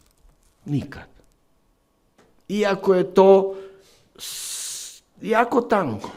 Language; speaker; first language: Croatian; non-native, fluent; Slovak